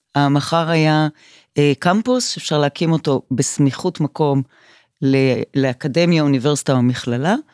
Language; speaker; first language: Hebrew; native; Hebrew